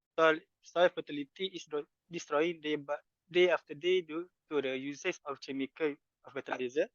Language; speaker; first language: English; non-native, fluent; Malay